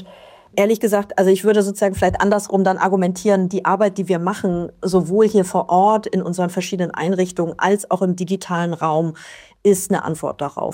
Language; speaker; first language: German; native; German